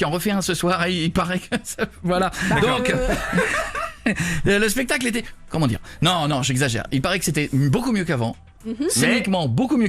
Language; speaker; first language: French; native; French